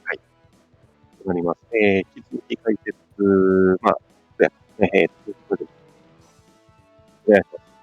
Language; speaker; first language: Japanese; native; Japanese